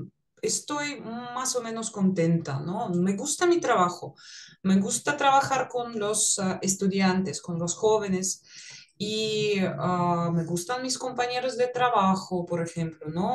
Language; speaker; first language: Spanish; non-native, fluent; Russian